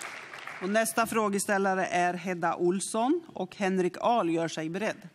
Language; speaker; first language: Swedish; native; Swedish